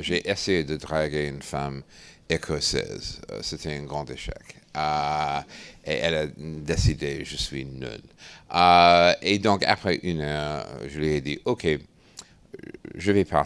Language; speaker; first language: French; non-native, fluent; English